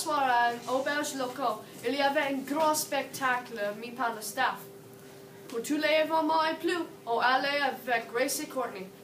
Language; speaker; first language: French; non-native, learner; English